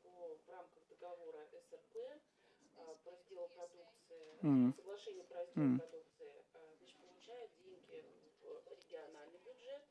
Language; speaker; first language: Russian; native; Russian